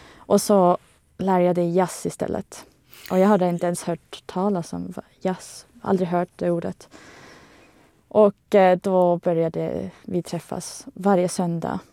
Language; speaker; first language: Swedish; non-native, fluent; Estonian